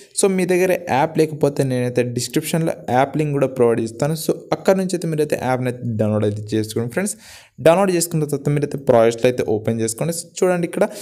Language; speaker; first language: Telugu; non-native, local second language; Gondi